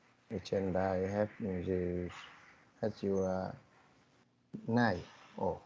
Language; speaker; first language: English; non-native, learner; Vietnamese